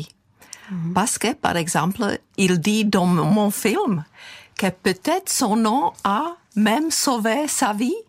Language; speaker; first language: French; non-native, fluent; Czech